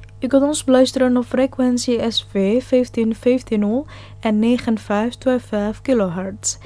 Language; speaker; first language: Dutch; non-native, fluent; Indonesian